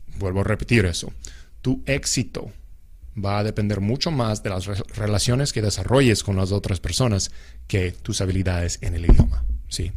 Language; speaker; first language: Spanish; non-native, fluent; English